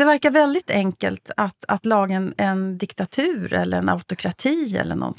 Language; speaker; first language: Swedish; native; Swedish